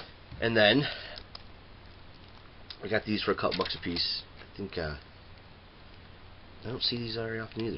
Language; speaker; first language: English; native; English